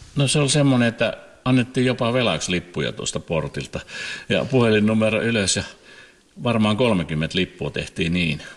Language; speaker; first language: Finnish; native; Finnish